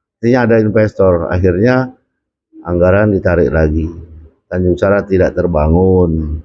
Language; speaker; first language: Indonesian; native; Indonesian